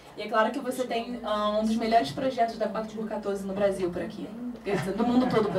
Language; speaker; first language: Portuguese; native; Portuguese